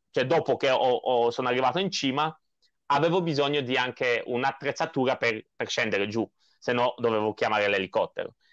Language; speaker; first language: Italian; non-native, fluent; Polish